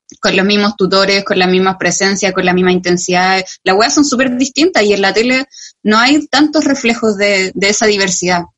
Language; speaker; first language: Spanish; native; Spanish